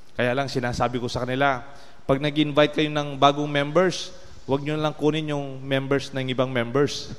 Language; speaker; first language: Filipino; non-native, local second language; Pampanga